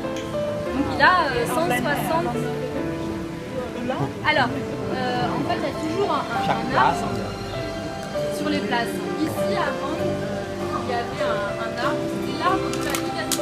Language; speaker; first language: French; native; French